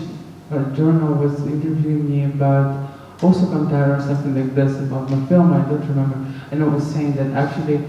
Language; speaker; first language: English; non-native, fluent; Russian